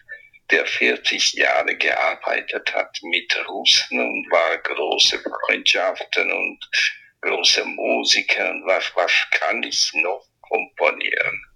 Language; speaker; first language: German; non-native, fluent; Italian